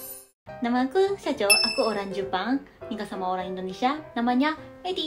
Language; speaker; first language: Indonesian; non-native, fluent; Japanese